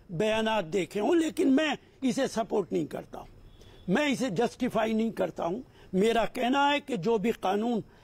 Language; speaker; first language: Hindi; native; Hindi